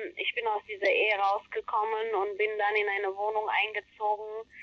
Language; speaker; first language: German; non-native, fluent; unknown